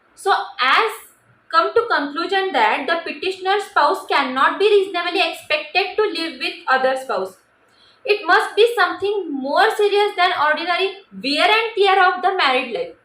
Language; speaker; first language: English; non-native, local second language; Marathi